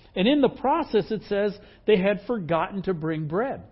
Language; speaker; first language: English; native; English